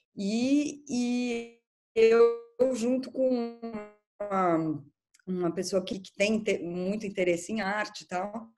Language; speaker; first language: Portuguese; native; Portuguese